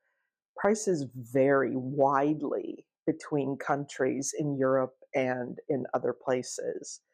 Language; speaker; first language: English; native; English